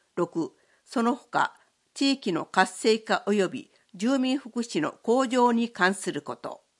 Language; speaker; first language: Japanese; native; Japanese